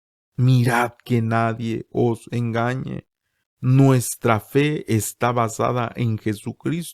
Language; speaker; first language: Spanish; native; Spanish